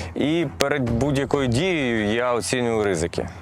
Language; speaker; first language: Ukrainian; native; Ukrainian